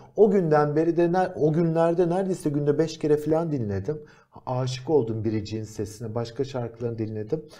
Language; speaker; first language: Turkish; native; Turkish